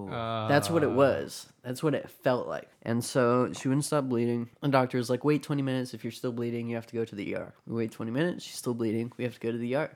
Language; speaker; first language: English; native; English